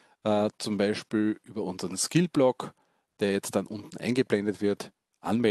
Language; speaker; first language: German; native; German